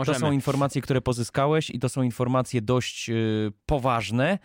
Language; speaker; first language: Polish; native; Polish